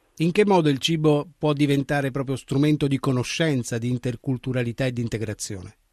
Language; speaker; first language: Italian; native; Italian